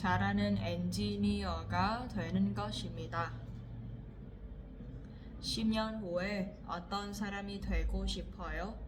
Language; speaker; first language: Korean; non-native, fluent; Vietnamese